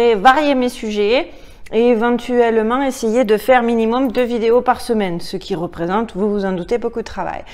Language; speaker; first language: French; native; French